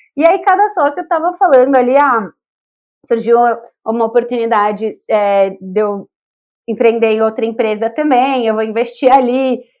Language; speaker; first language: Portuguese; native; Portuguese